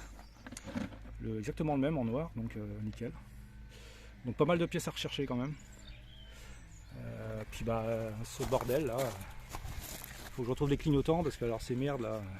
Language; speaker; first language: French; native; French